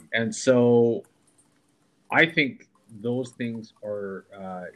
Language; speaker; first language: English; native; English